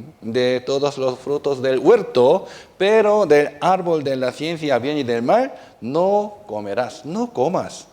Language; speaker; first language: Spanish; non-native, fluent; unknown